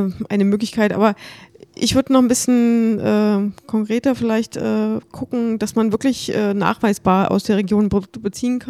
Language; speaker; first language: German; native; German